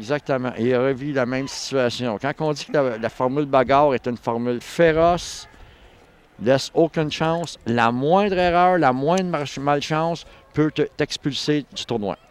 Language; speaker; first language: French; native; French